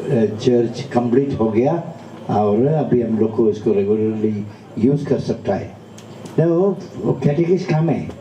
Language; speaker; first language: Hindi; non-native, local second language; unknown